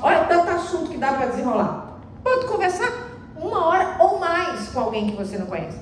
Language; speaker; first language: Portuguese; native; Portuguese